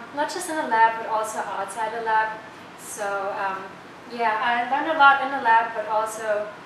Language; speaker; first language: English; non-native, fluent; German